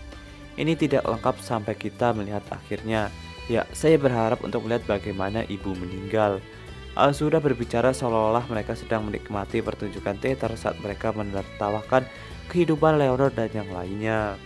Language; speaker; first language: Indonesian; native; Indonesian